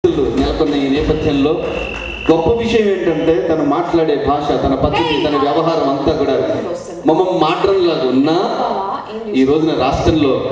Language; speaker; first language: Telugu; native; Telugu